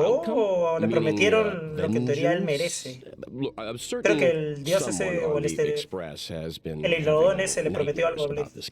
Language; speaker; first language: Spanish; native; Spanish